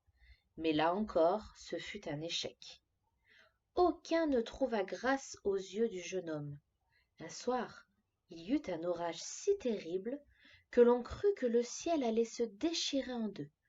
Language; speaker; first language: French; native; French